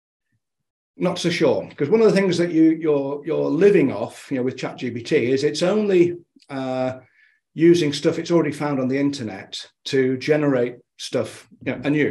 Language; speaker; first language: English; native; English